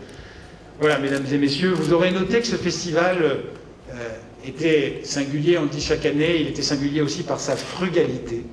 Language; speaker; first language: French; native; French